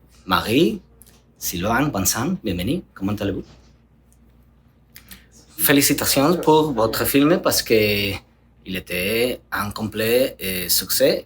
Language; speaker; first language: French; non-native, learner; Spanish